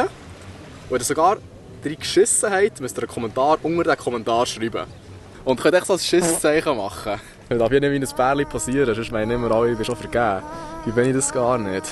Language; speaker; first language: German; native; German